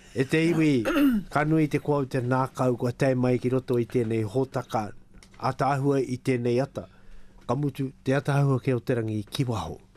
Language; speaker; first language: Māori; native; Māori